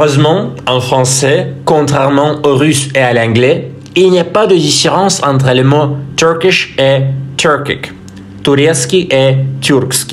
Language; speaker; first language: French; non-native, fluent; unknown